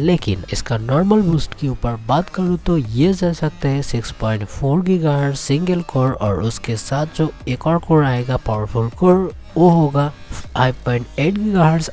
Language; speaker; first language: Hindi; non-native, local second language; Bangla